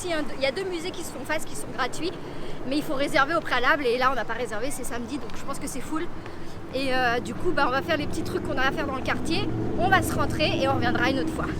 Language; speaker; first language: French; native; French